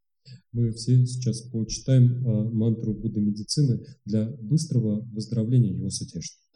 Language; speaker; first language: Russian; native; Russian